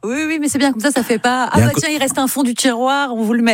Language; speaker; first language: French; native; French